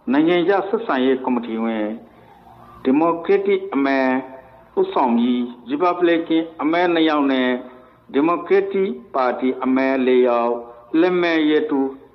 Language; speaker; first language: Burmese; non-native, local second language; Rohingya